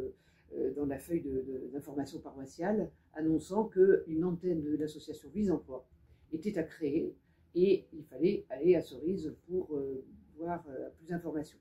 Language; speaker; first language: French; native; French